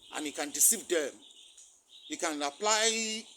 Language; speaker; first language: English; non-native, local second language; Yoruba